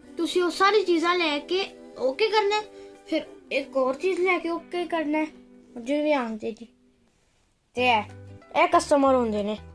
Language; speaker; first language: Punjabi; non-native, local second language; Urdu